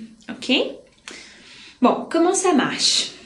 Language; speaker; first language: French; non-native, fluent; Portuguese